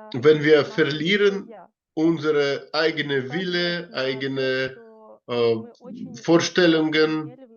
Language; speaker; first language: German; non-native, learner; Russian